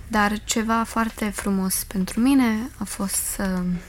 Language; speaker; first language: Romanian; early bilingual, heritage; Romanian